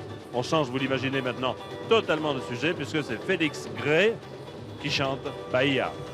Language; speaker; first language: French; native; French